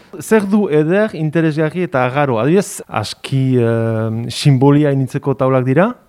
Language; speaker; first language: Basque; native; Basque